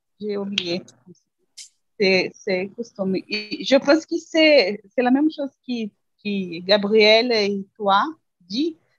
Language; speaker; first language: French; non-native, learner; Portuguese